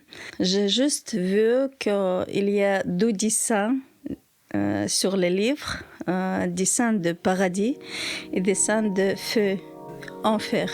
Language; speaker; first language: French; non-native, learner; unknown